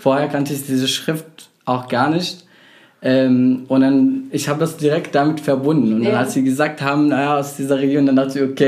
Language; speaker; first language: German; non-native, fluent; Arabic